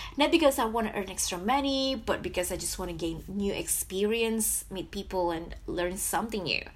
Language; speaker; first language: English; non-native, fluent; Indonesian